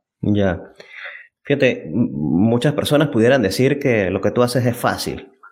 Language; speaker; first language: Spanish; native; Spanish